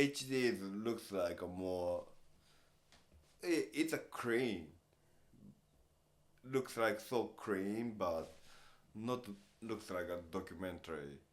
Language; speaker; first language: English; non-native, learner; Japanese